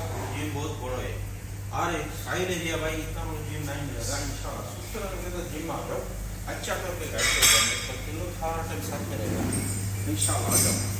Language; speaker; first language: Hindi; non-native, learner; Bangla